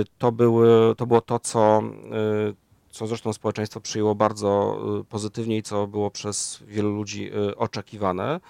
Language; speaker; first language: Polish; native; Polish